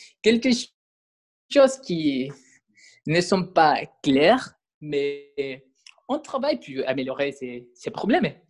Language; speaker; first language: French; non-native, learner; Spanish